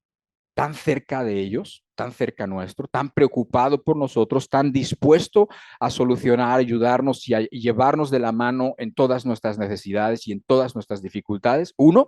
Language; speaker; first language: Spanish; native; Spanish